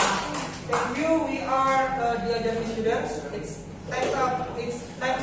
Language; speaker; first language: English; non-native, local second language; Indonesian